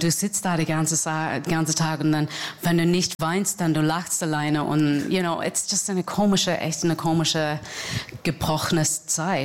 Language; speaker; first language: German; non-native, fluent; English